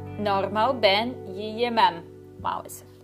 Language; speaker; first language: Turkish; non-native, learner; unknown